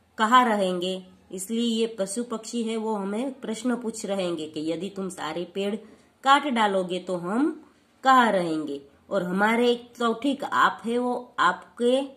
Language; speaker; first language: Hindi; non-native, local second language; Gujarati